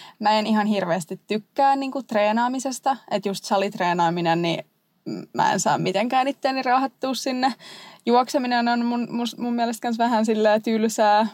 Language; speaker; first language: Finnish; native; Finnish